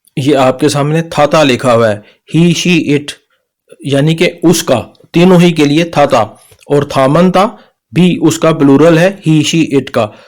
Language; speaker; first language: Urdu; native; Urdu